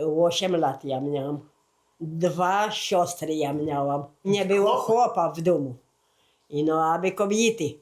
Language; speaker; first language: Polish; early bilingual, heritage; Polish